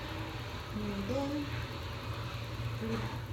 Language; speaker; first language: English; native; English